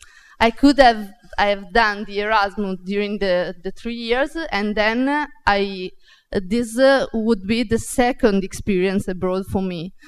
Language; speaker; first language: English; non-native, fluent; Italian